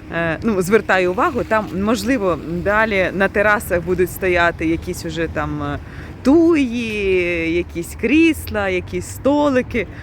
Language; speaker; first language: Ukrainian; native; Ukrainian